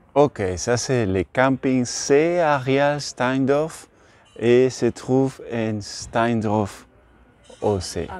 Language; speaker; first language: French; non-native, learner; Spanish